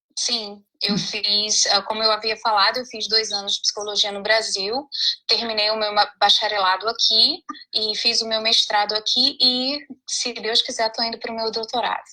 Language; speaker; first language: Portuguese; native; Portuguese